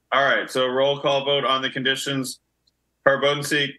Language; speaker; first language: English; native; English